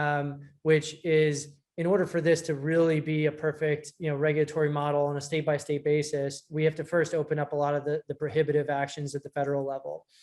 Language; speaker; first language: English; native; English